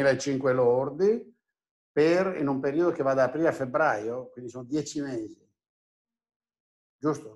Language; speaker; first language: Italian; native; Italian